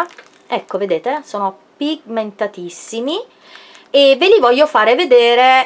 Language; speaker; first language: Italian; native; Italian